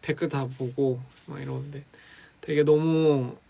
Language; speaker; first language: Korean; early bilingual, other home language; English